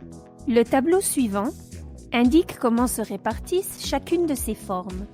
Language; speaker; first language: French; non-native, fluent; Spanish